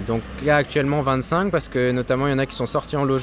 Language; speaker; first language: French; native; French